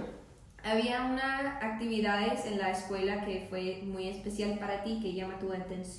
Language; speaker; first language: Spanish; non-native, learner; English